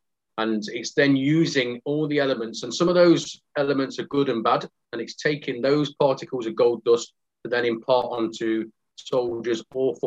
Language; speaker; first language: English; native; English